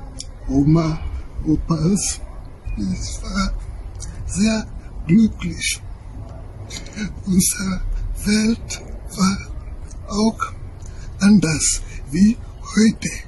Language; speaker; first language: German; non-native, learner; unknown